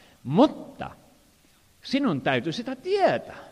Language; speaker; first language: Finnish; non-native, fluent; Estonian